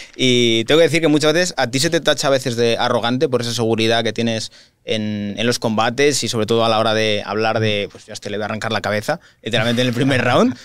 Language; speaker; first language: Spanish; native; Spanish